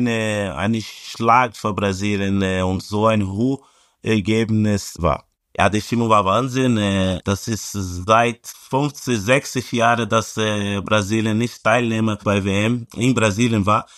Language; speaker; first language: German; non-native, fluent; Portuguese